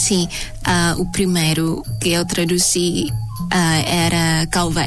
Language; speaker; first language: Portuguese; non-native, fluent; Thai